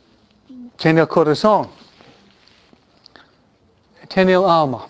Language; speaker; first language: Spanish; non-native, fluent; English